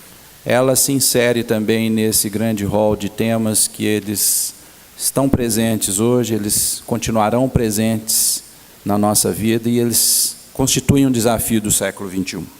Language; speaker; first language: Portuguese; native; Portuguese